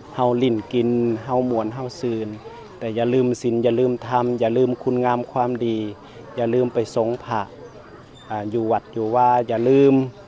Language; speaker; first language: Lao; native; Lao